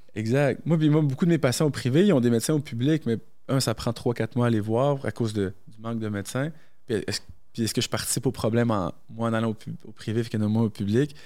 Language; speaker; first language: French; early bilingual, other home language; Arabic